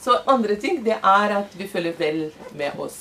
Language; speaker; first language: Norwegian; non-native, fluent; Portuguese